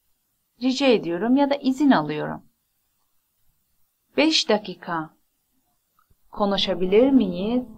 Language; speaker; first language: Turkish; non-native, fluent; Persian